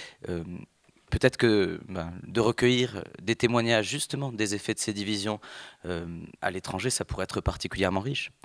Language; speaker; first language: French; native; French